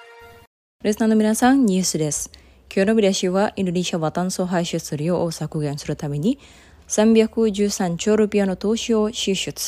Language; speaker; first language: Japanese; non-native, fluent; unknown